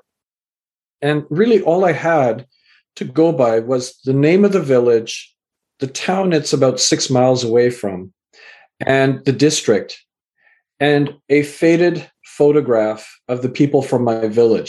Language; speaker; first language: English; native; English